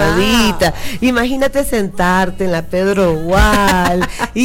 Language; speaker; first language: Spanish; native; Spanish